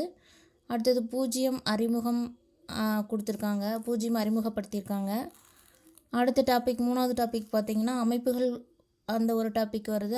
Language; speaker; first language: Tamil; native; Tamil